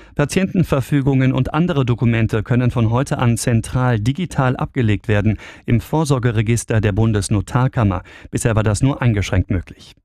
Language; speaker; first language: German; native; German